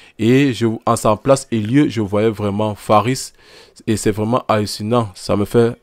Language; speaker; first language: French; native; French